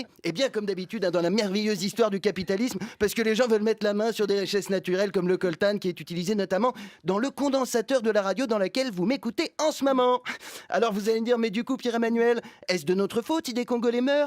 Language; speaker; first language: French; native; French